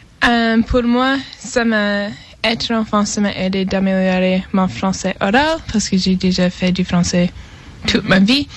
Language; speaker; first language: French; non-native, fluent; English